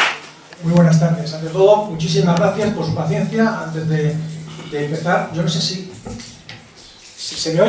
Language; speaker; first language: Spanish; native; Spanish